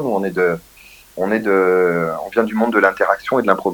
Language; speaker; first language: French; native; French